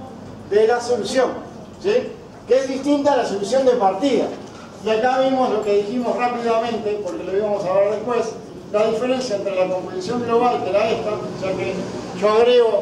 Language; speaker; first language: Spanish; native; Spanish